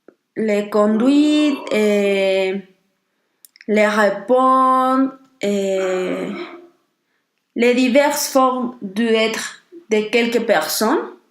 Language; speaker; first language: French; non-native, learner; Spanish